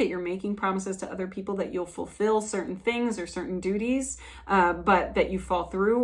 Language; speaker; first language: English; native; English